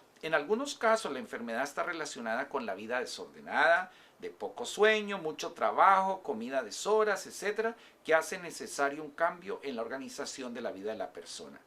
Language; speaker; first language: Spanish; native; Spanish